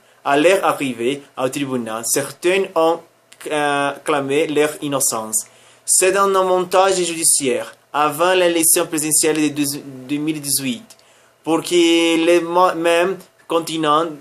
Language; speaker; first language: French; non-native, learner; Spanish